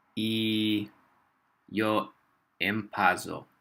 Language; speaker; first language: Spanish; non-native, learner; English